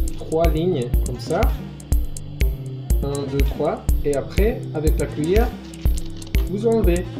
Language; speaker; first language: French; non-native, fluent; Spanish